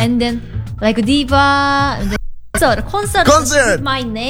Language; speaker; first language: English; non-native, learner; Indonesian